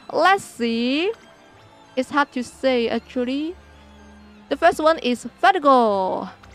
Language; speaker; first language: English; non-native, local second language; Cantonese